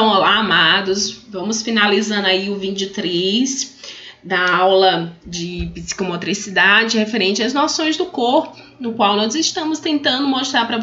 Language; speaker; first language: Portuguese; native; Portuguese